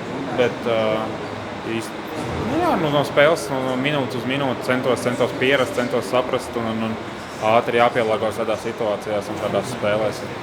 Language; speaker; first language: Latvian; native; Latvian